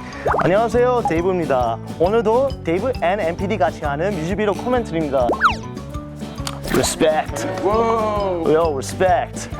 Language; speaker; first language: Korean; non-native, fluent; English